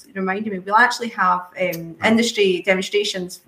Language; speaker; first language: English; native; English